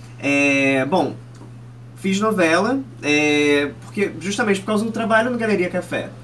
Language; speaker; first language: Portuguese; native; Portuguese